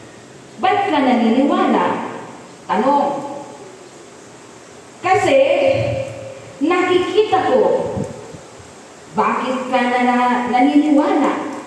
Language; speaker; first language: Filipino; native; Filipino